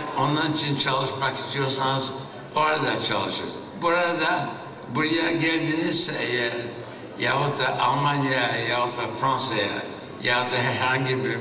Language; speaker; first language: Turkish; early bilingual, heritage; Turkish